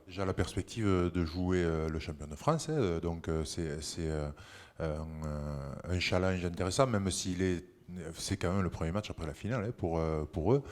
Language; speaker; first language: French; native; French